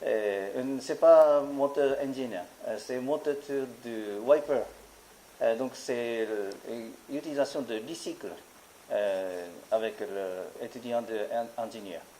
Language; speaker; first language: French; non-native, learner; Japanese